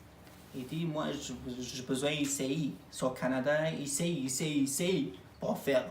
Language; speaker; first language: French; non-native, learner; Arabic